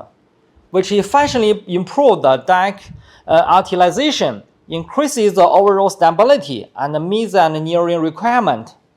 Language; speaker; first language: English; non-native, fluent; Chinese